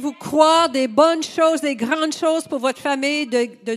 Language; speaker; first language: French; native; French